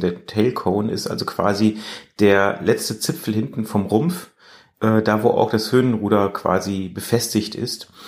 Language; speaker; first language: German; native; German